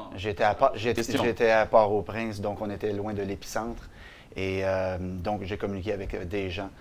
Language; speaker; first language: French; native; French